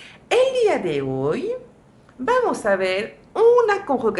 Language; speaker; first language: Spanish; non-native, learner; French